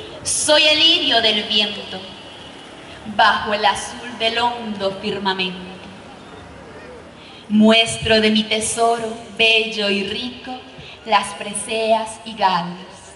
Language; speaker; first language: Spanish; native; Spanish